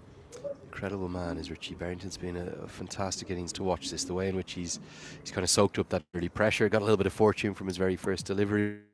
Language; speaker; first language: English; native; English